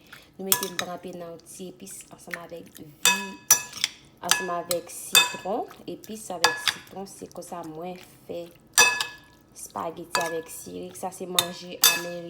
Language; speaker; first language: French; non-native, learner; Haitian Creole